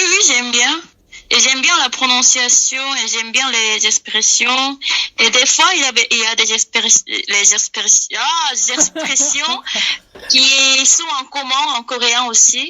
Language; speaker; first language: French; non-native, fluent; Korean